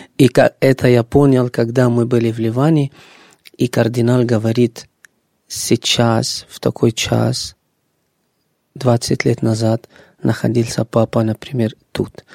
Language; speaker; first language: Russian; non-native, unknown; Arabic